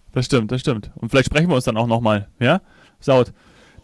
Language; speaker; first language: German; native; German